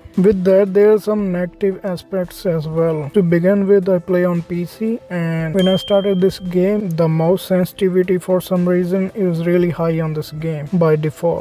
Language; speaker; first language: English; non-native, fluent; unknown